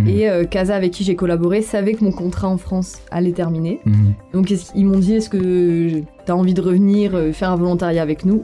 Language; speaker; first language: French; native; French